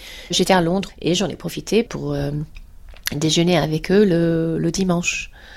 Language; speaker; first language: French; non-native, fluent; English